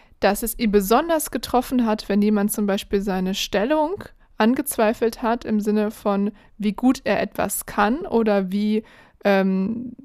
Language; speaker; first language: German; native; German